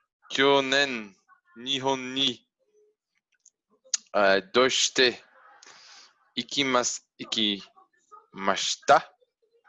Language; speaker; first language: Japanese; non-native, learner; English